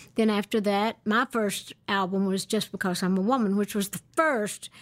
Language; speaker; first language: English; native; English